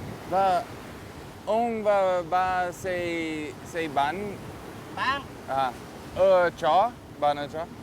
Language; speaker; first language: Vietnamese; non-native, learner; English